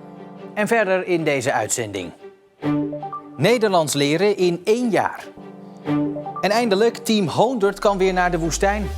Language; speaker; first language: Dutch; native; Dutch